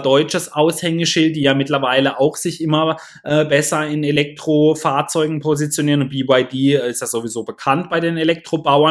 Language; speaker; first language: German; native; German